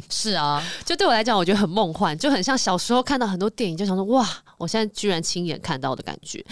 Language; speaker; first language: Chinese; native; Chinese